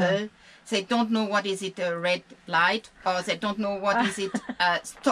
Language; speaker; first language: English; non-native, learner; French